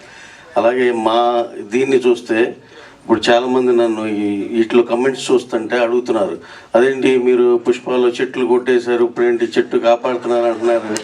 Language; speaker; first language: Telugu; native; Telugu